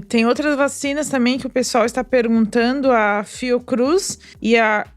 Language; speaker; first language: Portuguese; native; Portuguese